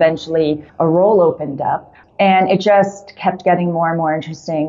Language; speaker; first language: English; native; English